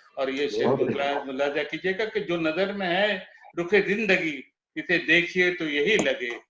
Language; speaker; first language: Urdu; non-native, local second language; Gujarati